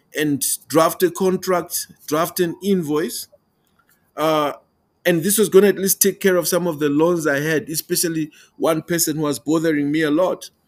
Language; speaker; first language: English; non-native, local second language; Tumbuka